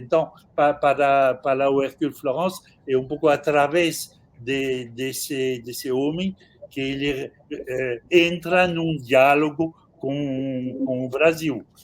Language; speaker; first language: Portuguese; non-native, fluent; French